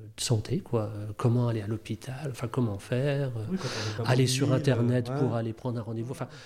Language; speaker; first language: French; native; French